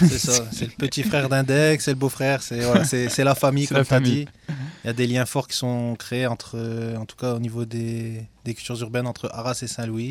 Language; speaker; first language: French; native; French